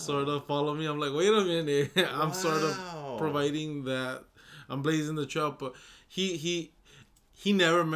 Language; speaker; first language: English; early bilingual, other home language; Spanish